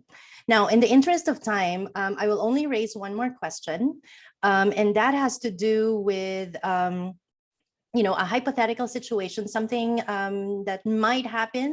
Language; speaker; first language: English; non-native, local second language; Filipino